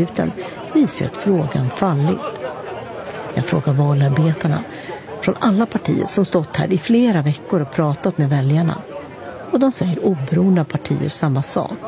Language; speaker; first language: Swedish; native; Swedish